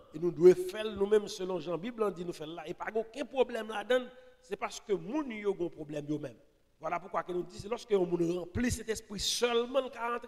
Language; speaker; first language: French; non-native, local second language; Haitian Creole